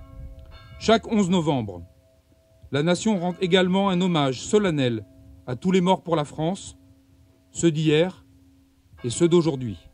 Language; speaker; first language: French; native; French